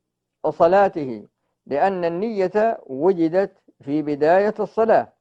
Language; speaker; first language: Arabic; native; Arabic